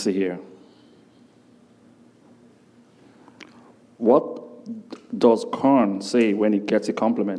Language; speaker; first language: English; non-native, local second language; Igbo